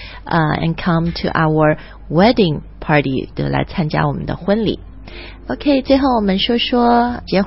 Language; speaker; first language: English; non-native, fluent; Chinese